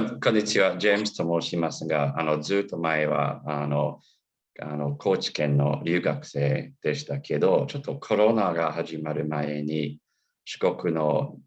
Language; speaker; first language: Japanese; non-native, fluent; English